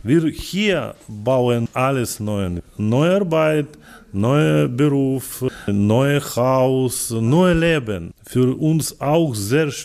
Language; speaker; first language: German; non-native, learner; Ukrainian